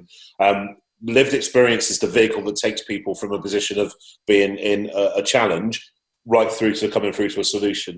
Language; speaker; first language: English; native; English